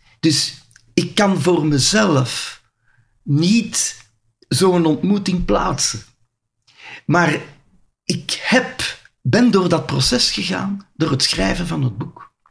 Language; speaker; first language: Dutch; native; Dutch